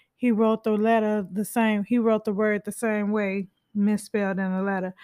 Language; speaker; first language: English; native; English